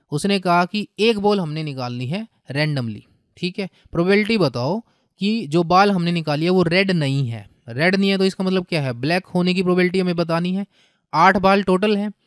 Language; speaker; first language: Hindi; native; Hindi